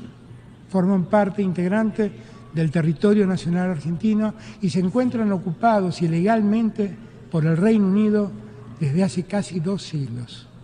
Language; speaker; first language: Spanish; native; Spanish